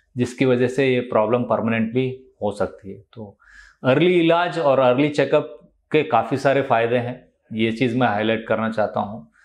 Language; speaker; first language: Hindi; non-native, local second language; Telugu